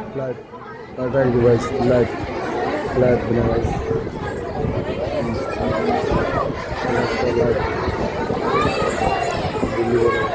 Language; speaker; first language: Hindi; non-native, local second language; Bangla